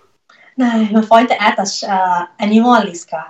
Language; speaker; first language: Swedish; non-native, learner; Thai